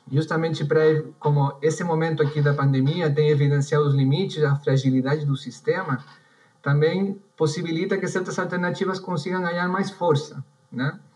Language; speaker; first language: Portuguese; non-native, fluent; Spanish